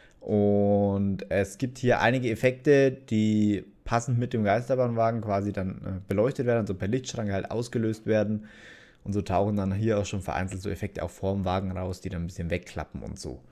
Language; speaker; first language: German; native; German